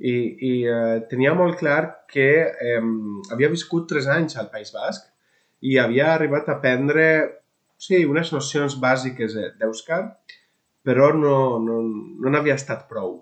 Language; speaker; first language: Catalan; non-native, local second language; Spanish